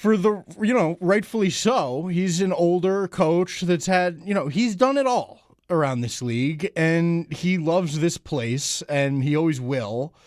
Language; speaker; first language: English; native; English